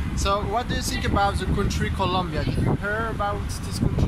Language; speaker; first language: English; non-native, learner; French